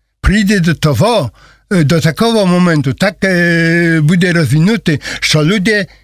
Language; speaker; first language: Ukrainian; non-native, learner; Polish